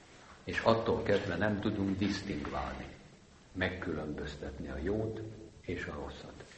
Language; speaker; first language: Hungarian; native; Hungarian